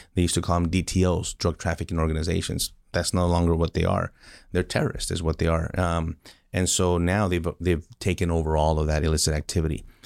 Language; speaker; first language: English; early bilingual, other home language; Spanish